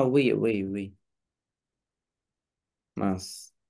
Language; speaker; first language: French; non-native, learner; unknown